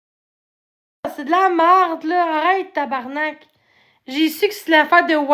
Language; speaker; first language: French; native; French